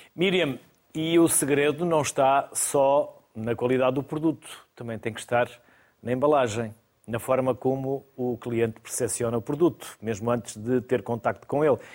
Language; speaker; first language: Portuguese; native; Portuguese